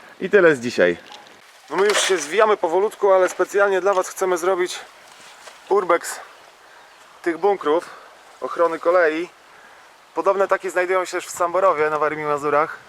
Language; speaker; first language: Polish; native; Polish